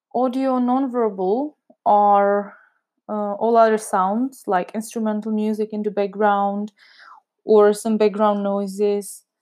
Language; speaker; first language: English; non-native, fluent; Czech